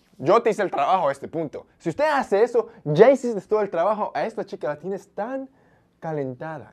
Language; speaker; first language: Spanish; early bilingual, heritage; Spanish